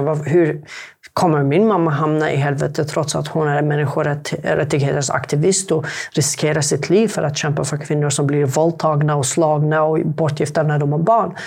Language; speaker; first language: Swedish; non-native, fluent; Arabic